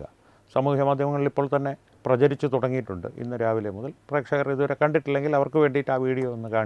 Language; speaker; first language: Malayalam; native; Malayalam